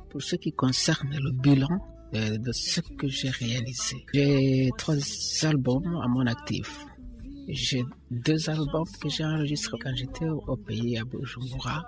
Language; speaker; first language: French; non-native, local second language; Rundi